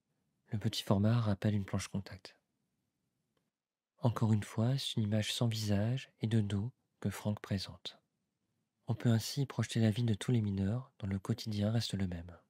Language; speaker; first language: French; native; French